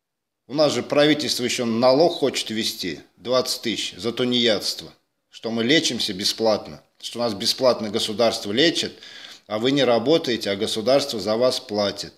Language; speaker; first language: Russian; native; Russian